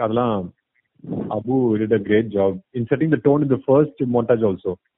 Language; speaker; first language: English; non-native, local second language; Tamil